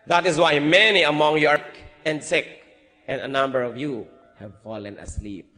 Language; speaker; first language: English; non-native, local second language; Filipino